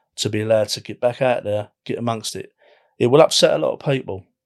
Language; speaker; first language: English; native; English